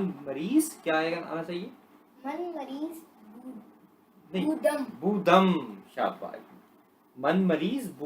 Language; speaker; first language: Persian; non-native, fluent; Urdu